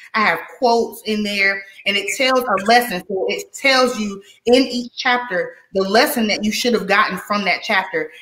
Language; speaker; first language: English; native; English